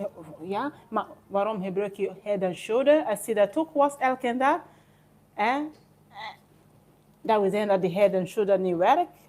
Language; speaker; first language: Dutch; non-native, learner; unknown